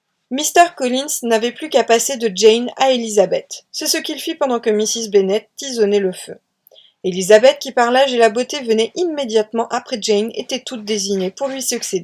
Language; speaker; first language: French; native; French